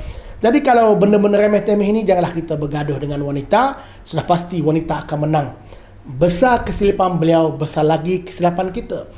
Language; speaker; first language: Malay; native; Malay